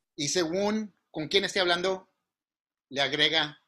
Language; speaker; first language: Spanish; native; Spanish